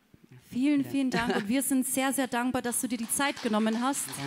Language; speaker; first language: German; native; German